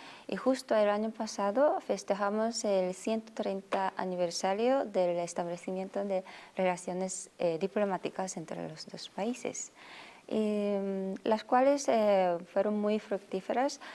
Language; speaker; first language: Spanish; non-native, fluent; Japanese